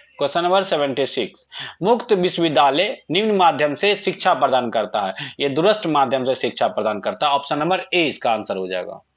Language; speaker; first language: Hindi; native; Hindi